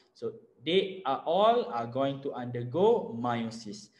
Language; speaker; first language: English; non-native, local second language; Malay